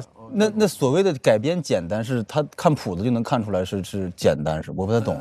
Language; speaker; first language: Chinese; native; Chinese